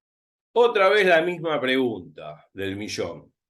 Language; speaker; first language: Spanish; native; Spanish